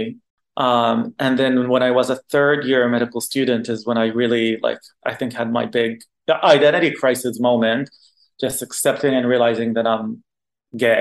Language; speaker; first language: English; non-native, fluent; Arabic